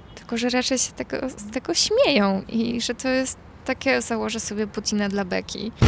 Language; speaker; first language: Polish; native; Polish